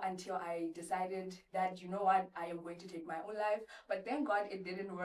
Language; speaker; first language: English; non-native, local second language; Southern Sotho